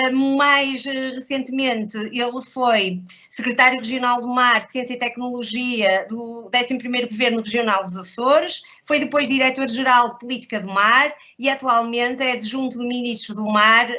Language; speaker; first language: Portuguese; native; Portuguese